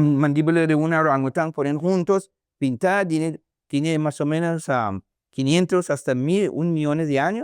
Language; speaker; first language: Spanish; non-native, learner; English